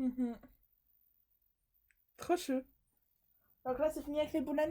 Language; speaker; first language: French; native; French